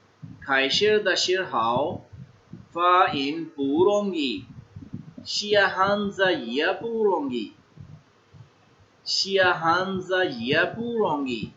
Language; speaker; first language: Chinese; non-native, fluent; Urdu